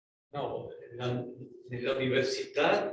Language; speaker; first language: Italian; non-native, learner; Spanish